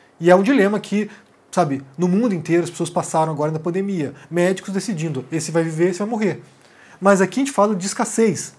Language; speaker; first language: Portuguese; native; Portuguese